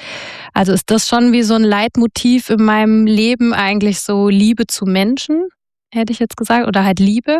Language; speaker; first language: German; native; German